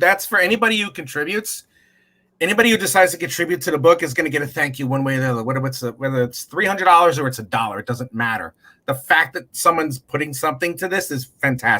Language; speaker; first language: English; native; English